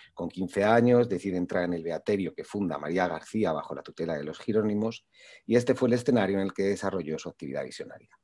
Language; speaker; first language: Spanish; native; Spanish